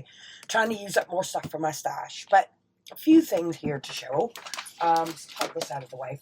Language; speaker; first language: English; native; English